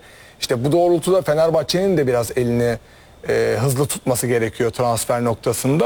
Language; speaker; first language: Turkish; native; Turkish